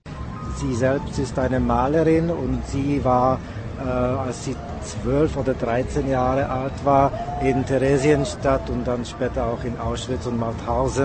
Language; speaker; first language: German; non-native, fluent; Czech